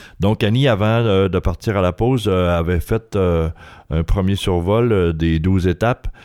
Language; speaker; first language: French; native; French